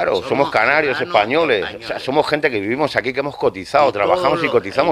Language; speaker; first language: Spanish; native; Spanish